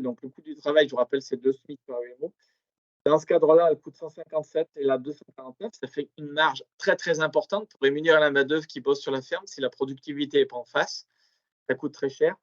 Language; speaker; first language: French; native; French